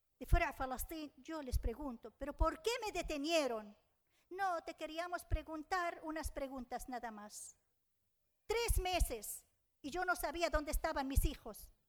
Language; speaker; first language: Spanish; non-native, fluent; Arabic